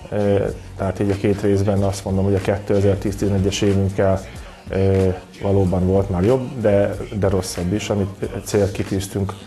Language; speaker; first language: Hungarian; native; Hungarian